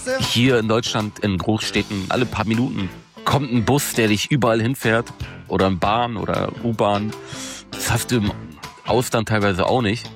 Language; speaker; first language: German; native; German